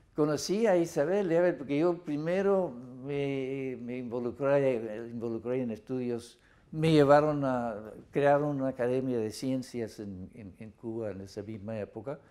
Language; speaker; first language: Spanish; non-native, fluent; English